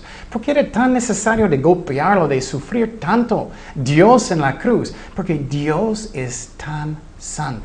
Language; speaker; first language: Spanish; non-native, fluent; English